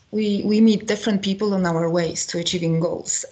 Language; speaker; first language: English; non-native, fluent; Polish